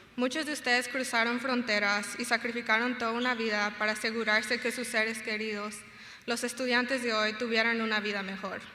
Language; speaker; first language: Spanish; early bilingual, other home language; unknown